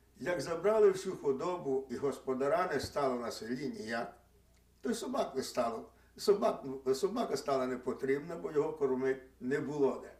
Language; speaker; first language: Ukrainian; native; Ukrainian